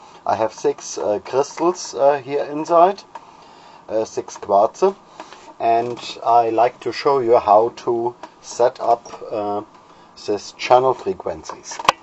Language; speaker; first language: English; non-native, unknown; German